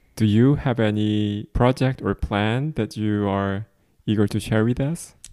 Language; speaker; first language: English; non-native, fluent; Korean